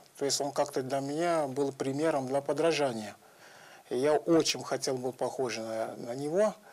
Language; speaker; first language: Russian; non-native, fluent; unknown